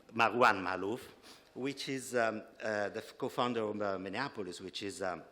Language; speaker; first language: English; non-native, fluent; Italian